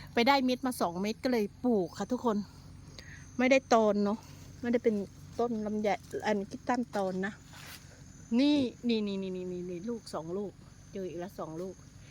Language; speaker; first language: Thai; native; Thai